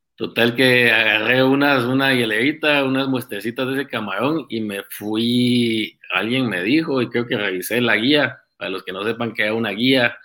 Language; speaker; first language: Spanish; native; Spanish